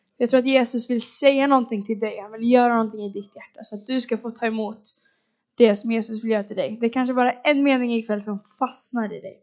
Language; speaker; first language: Swedish; native; Swedish